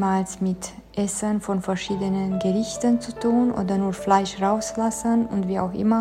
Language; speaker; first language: German; non-native, fluent; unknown